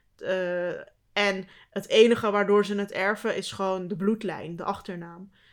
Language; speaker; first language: Dutch; early bilingual, other home language; Turkish